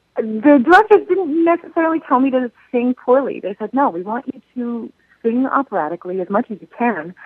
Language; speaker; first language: English; native; English